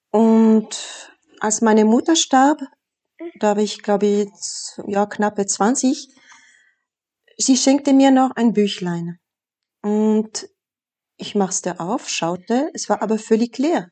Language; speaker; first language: German; non-native, fluent; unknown